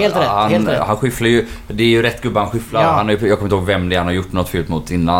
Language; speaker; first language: Swedish; native; Swedish